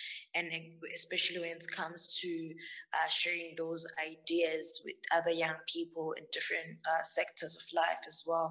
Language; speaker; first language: English; non-native, local second language; Zulu